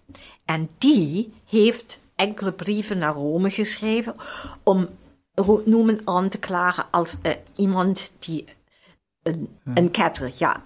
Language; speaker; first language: Dutch; non-native, fluent; German